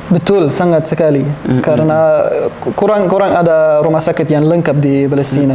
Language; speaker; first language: Indonesian; non-native, learner; Arabic